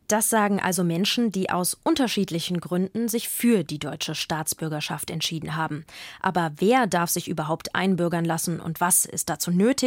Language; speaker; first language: German; native; German